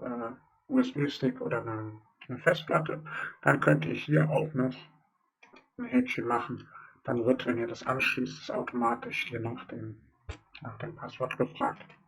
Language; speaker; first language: German; native; German